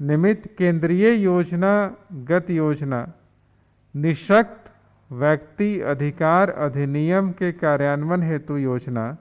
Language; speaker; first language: Hindi; native; Hindi